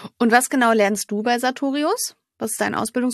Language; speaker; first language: German; native; German